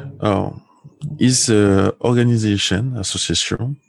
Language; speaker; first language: English; non-native, learner; French